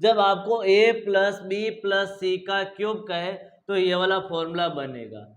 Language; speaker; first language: Hindi; native; Hindi